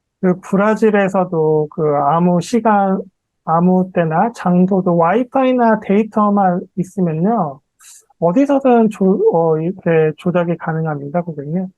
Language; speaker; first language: Korean; native; Korean